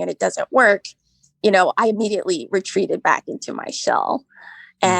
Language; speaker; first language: English; native; English